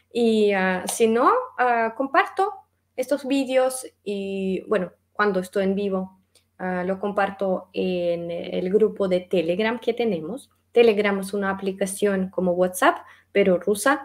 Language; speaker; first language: Spanish; non-native, fluent; Russian